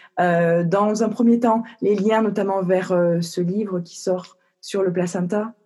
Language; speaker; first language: French; native; French